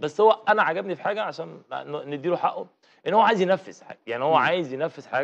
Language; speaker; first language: Arabic; native; Arabic